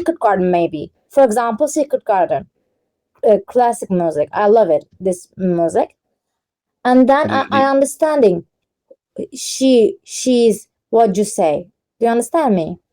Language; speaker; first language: English; non-native, learner; Turkish